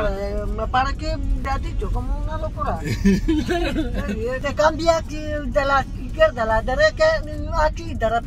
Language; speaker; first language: Spanish; non-native, fluent; Romanian